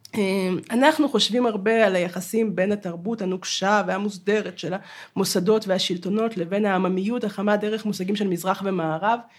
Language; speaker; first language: Hebrew; non-native, fluent; Russian